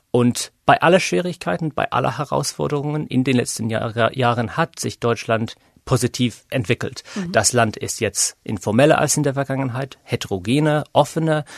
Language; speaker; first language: German; non-native, fluent; English